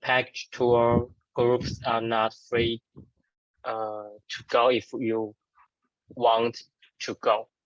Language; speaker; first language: English; non-native, learner; Chinese